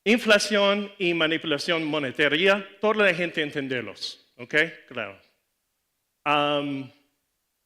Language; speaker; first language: Spanish; non-native, learner; English